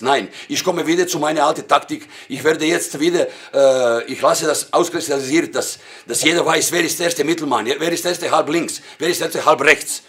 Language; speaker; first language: German; non-native, learner; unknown